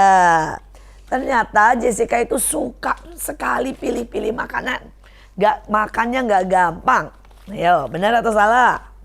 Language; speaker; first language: Indonesian; native; Indonesian